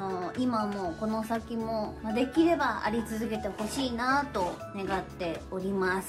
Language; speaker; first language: Japanese; native; Japanese